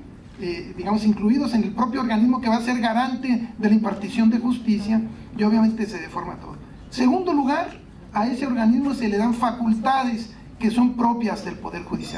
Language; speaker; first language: Spanish; native; Spanish